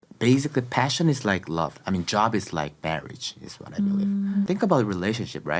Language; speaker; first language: English; non-native, fluent; Korean